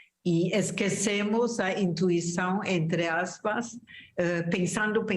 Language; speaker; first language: Portuguese; non-native, fluent; German